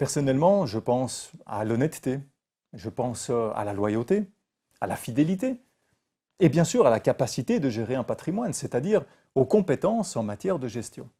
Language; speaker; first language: French; native; French